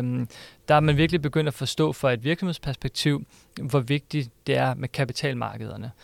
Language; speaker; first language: Danish; native; Danish